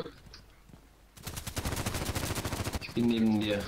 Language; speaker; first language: German; non-native, fluent; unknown